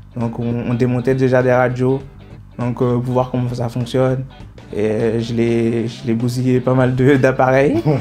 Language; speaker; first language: French; non-native, local second language; Haitian Creole